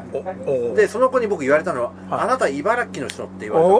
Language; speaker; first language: Japanese; native; Japanese